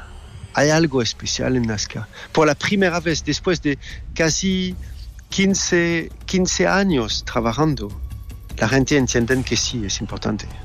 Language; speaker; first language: Spanish; non-native, fluent; French